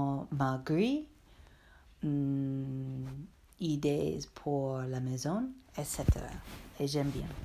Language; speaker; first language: French; non-native, learner; English